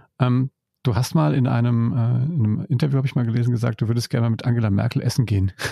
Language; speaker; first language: German; native; German